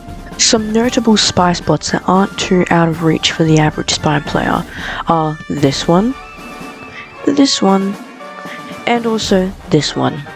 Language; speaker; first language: English; native; English